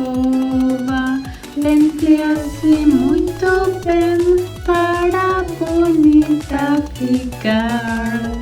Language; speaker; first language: Portuguese; non-native, learner; French